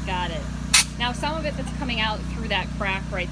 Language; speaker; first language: English; native; English